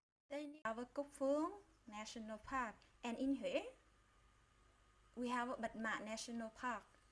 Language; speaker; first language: English; non-native, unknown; Vietnamese